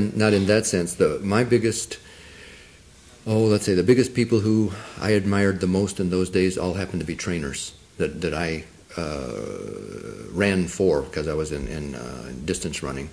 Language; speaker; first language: English; non-native, local second language; Spanish